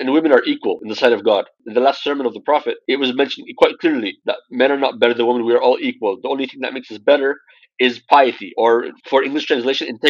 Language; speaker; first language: English; native; English